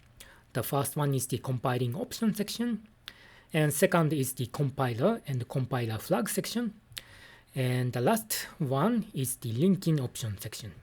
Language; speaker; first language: English; non-native, fluent; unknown